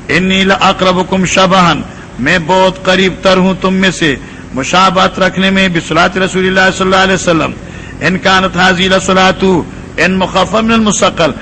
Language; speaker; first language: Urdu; non-native, local second language; Northern Hindko